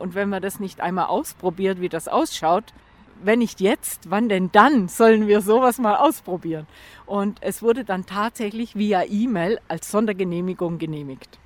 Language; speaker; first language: German; native; German